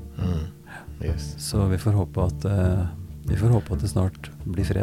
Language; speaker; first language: Norwegian; native; Norwegian